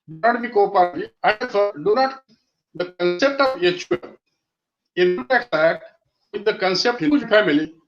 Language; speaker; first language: English; non-native, local second language; Marathi